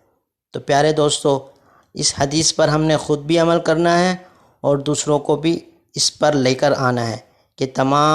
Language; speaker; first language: Urdu; native; Urdu